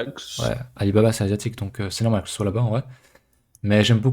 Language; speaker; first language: French; native; French